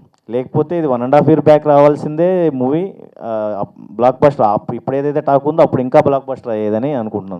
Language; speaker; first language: Telugu; native; Telugu